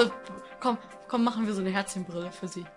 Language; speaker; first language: German; native; German